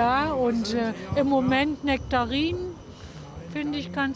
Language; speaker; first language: German; native; German